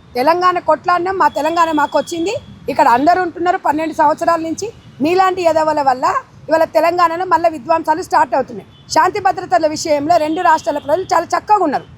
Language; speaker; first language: Telugu; native; Telugu